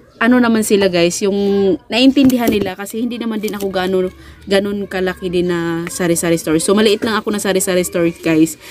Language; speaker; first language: Filipino; native; Filipino